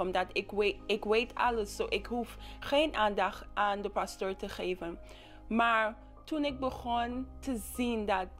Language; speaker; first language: Dutch; non-native, local second language; English